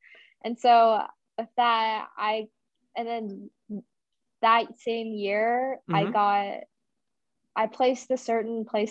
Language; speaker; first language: English; native; English